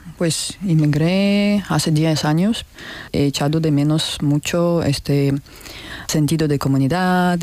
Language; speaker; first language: Spanish; non-native, learner; Russian